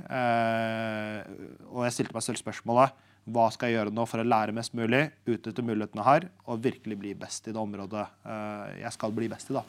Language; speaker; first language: Norwegian; early bilingual, other home language; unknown